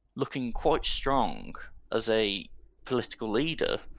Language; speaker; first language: English; native; English